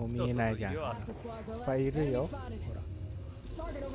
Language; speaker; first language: Japanese; non-native, learner; English